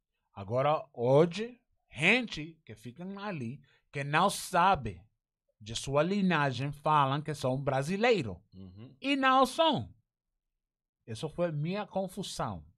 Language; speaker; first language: Portuguese; non-native, learner; Spanish